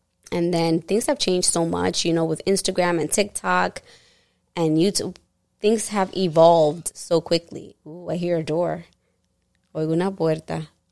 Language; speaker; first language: English; early bilingual, other home language; Spanish